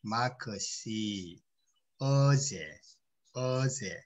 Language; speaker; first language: Korean; native; Korean